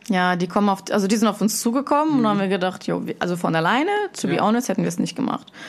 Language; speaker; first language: German; early bilingual, other home language; Russian